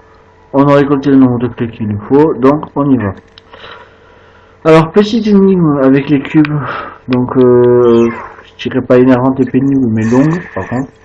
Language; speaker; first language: French; native; French